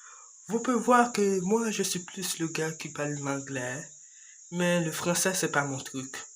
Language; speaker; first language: French; non-native, learner; English